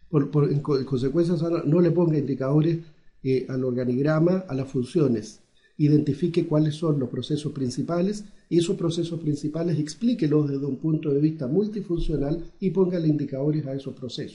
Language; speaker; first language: Spanish; native; Spanish